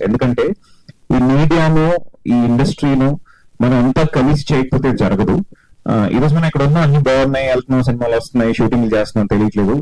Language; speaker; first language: Telugu; native; Telugu